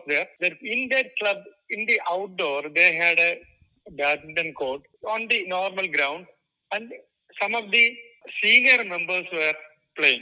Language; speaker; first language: English; non-native, local second language; Malayalam